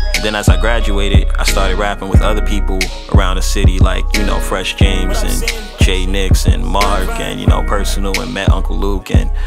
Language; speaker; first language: English; native; English